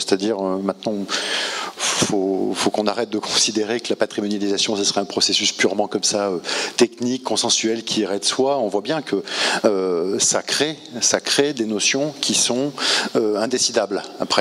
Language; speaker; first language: French; native; French